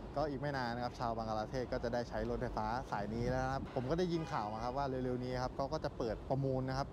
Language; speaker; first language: Thai; native; Thai